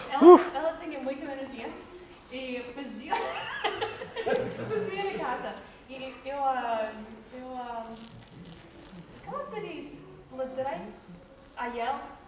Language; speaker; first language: Portuguese; non-native, learner; English